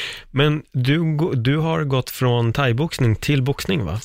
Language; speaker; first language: Swedish; native; Swedish